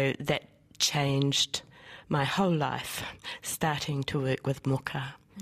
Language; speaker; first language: English; native; English